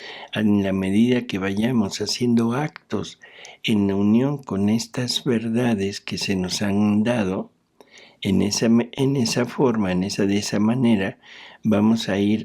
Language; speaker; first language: Spanish; native; Spanish